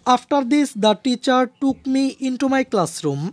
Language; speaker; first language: English; non-native, local second language; Bangla